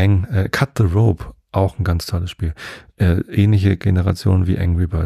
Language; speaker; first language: German; native; German